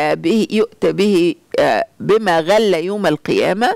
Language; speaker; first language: Arabic; native; Arabic